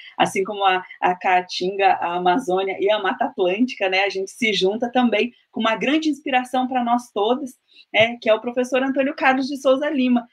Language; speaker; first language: Portuguese; native; Portuguese